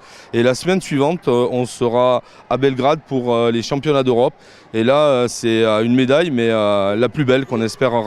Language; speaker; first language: French; native; French